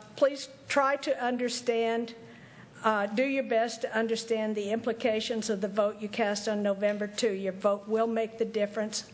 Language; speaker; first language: English; native; English